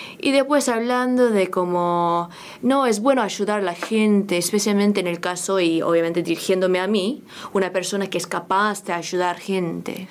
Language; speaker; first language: Spanish; early bilingual, other home language; Korean